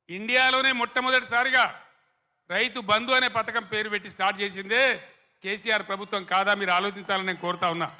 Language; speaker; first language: Telugu; native; Telugu